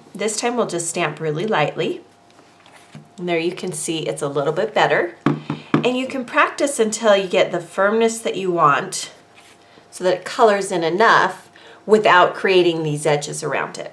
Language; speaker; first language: English; native; English